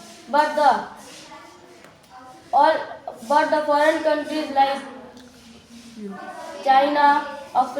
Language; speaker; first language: English; non-native, learner; Hindi